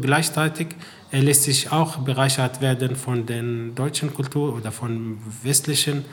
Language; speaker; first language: German; non-native, fluent; Arabic